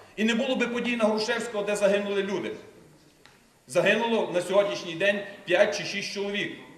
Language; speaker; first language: Ukrainian; native; Ukrainian